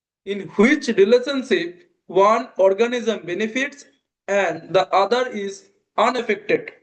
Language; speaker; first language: English; non-native, local second language; Bangla